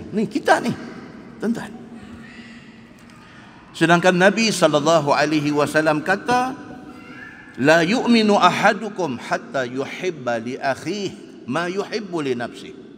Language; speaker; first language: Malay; native; Malay